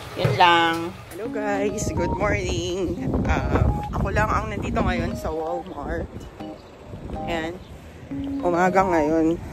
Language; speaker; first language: Filipino; native; Filipino